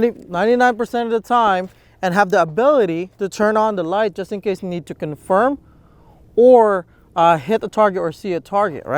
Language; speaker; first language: English; native; English